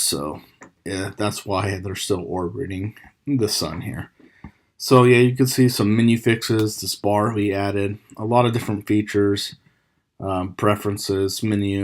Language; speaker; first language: English; native; English